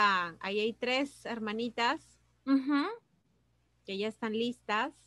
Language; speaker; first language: Spanish; native; Spanish